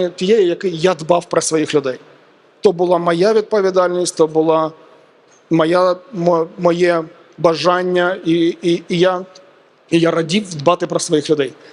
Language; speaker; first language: Ukrainian; non-native, local second language; Russian